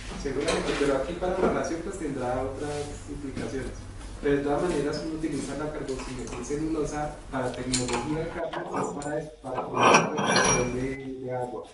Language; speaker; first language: Spanish; native; Spanish